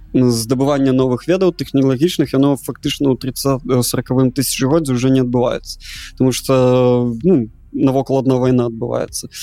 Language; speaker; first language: Belarusian; non-native, local second language; Russian